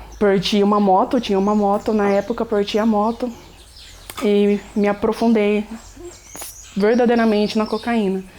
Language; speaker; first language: Portuguese; native; Portuguese